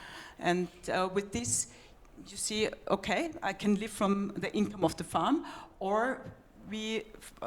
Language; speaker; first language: English; non-native, fluent; German